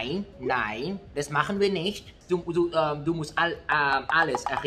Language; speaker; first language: German; non-native, fluent; Thai